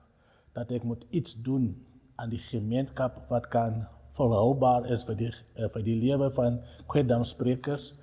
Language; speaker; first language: Afrikaans; non-native, local second language; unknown